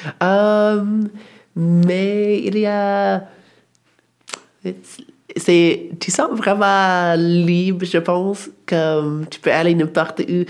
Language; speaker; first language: French; non-native, fluent; English